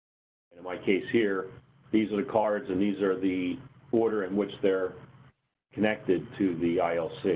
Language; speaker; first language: English; native; English